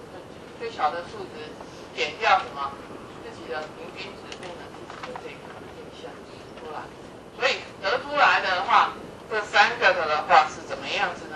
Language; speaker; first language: Chinese; native; Chinese